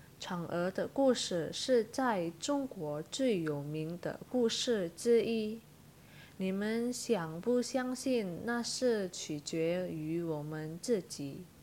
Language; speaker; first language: Chinese; non-native, fluent; Indonesian